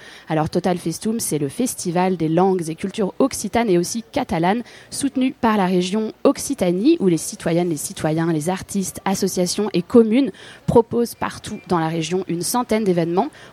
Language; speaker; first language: French; native; French